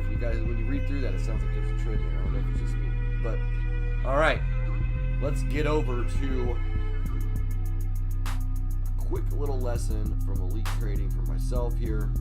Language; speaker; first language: English; native; English